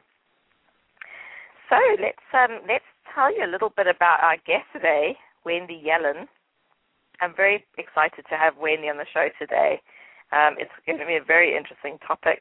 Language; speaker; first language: English; native; English